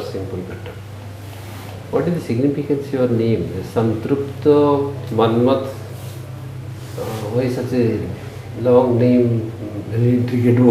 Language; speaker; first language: English; non-native, local second language; Odia